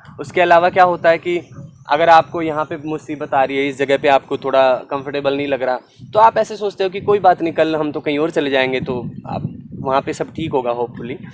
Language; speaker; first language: Hindi; native; Hindi